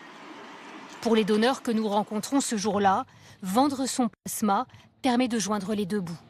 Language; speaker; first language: French; native; French